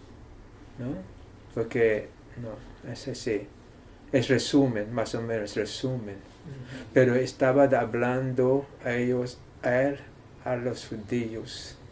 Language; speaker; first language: Spanish; non-native, learner; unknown